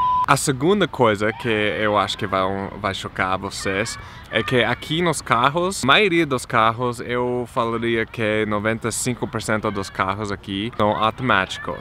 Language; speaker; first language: Portuguese; non-native, fluent; English